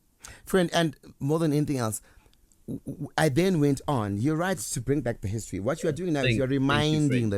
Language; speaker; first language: English; non-native, local second language; Zulu